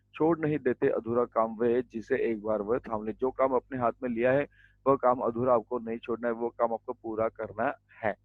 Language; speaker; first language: Hindi; non-native, local second language; Marathi